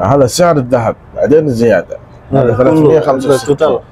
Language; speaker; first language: Arabic; non-native, learner; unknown